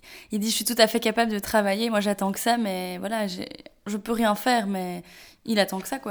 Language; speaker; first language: French; native; French